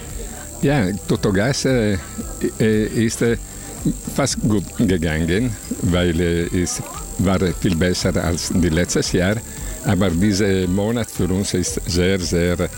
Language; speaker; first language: German; non-native, learner; Italian